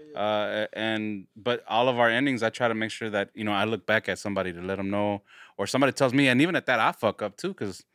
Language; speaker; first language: English; early bilingual, other home language; Spanish